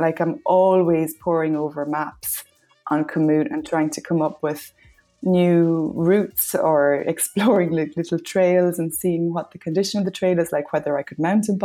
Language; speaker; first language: English; native; English